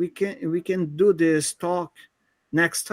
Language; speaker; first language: English; non-native, fluent; Portuguese